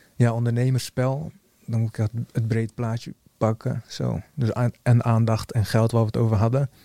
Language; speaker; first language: Dutch; early bilingual, other home language; Bosnian